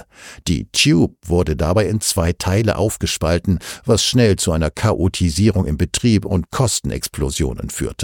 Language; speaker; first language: German; native; German